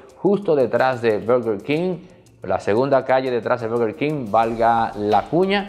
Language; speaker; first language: Spanish; native; Spanish